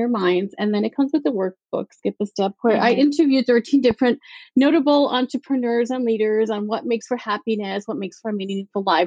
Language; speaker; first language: English; native; English